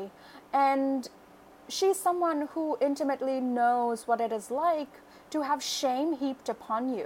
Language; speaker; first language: English; non-native, local second language; Bangla